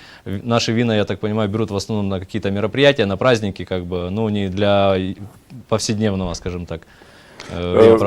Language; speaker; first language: Russian; native; Russian